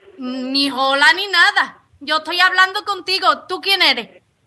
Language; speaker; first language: Spanish; native; Spanish